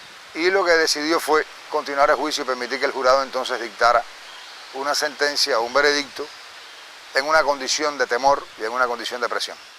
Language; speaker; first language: Spanish; native; Spanish